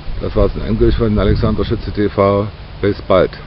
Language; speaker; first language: German; native; German